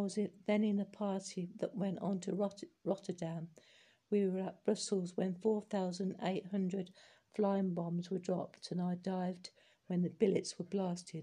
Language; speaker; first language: English; native; English